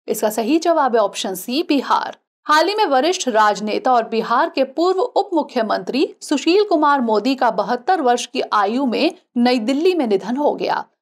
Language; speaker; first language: Hindi; native; Hindi